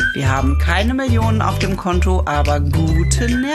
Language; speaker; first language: German; native; German